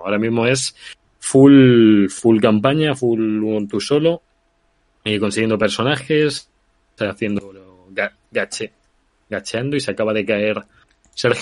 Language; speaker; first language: Spanish; native; Spanish